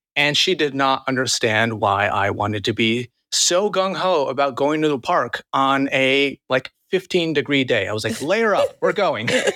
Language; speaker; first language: English; native; English